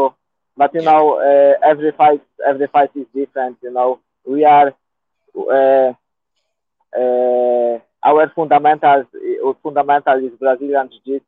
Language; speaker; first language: English; non-native, learner; Polish